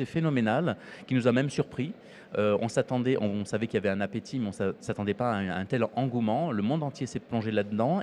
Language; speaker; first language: French; native; French